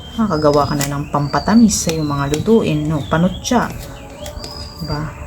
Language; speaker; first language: Filipino; native; Filipino